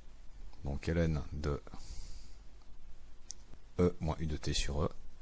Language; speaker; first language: French; native; French